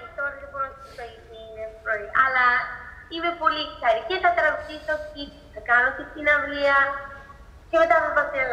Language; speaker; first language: Greek; early bilingual, heritage; Greek